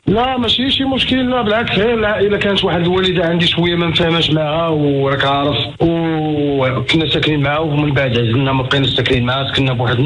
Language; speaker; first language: Arabic; native; Arabic